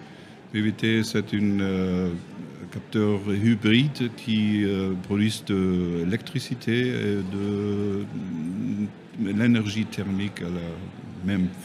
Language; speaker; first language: French; non-native, learner; German